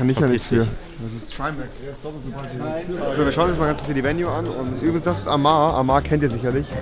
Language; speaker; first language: German; native; German